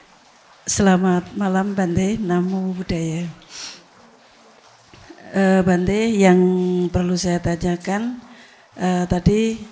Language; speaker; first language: Indonesian; non-native, local second language; Javanese